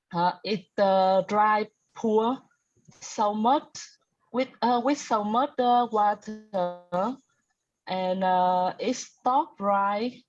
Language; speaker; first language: English; non-native, learner; Vietnamese